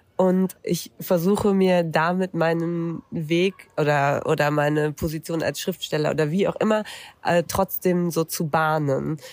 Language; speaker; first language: German; native; German